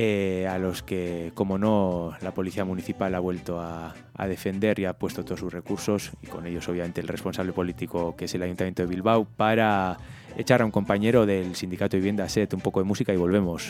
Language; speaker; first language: Spanish; native; Spanish